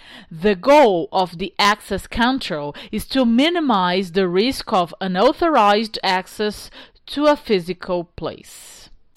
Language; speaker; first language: English; non-native, fluent; Portuguese